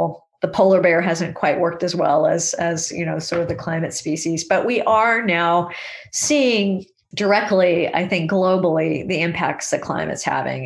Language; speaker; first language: English; native; English